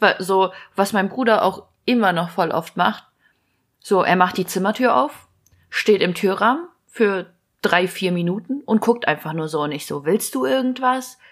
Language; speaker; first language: German; early bilingual, other home language; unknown